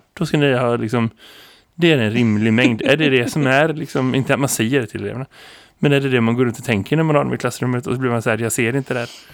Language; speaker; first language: Swedish; native; Swedish